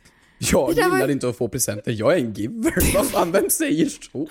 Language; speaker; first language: Swedish; native; Swedish